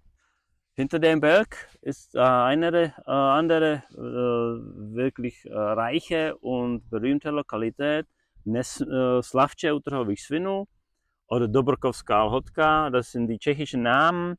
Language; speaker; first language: German; non-native, fluent; Czech